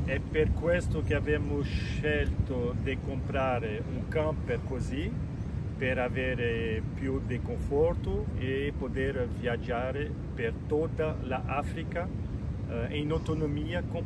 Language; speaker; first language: Italian; non-native, local second language; Spanish